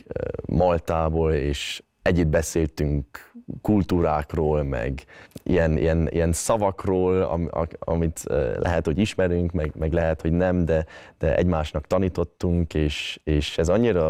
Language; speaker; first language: Hungarian; early bilingual, other home language; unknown